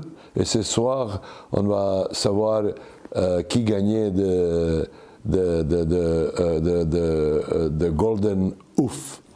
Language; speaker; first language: French; non-native, learner; Serbian